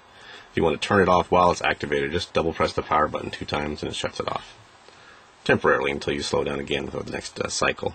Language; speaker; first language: English; native; English